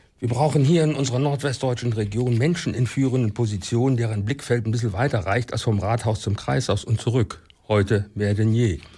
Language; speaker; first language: German; native; German